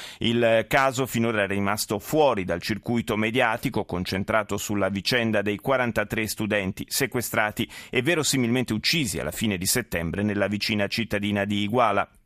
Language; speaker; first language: Italian; native; Italian